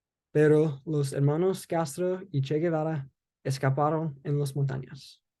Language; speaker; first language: Spanish; non-native, learner; English